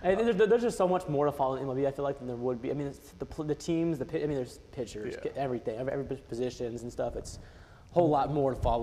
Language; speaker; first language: English; native; English